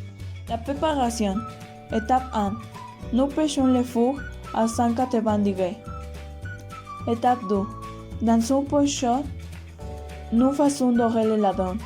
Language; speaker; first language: French; non-native, learner; Spanish